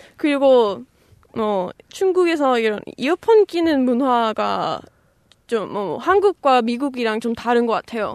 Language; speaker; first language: Korean; non-native, fluent; English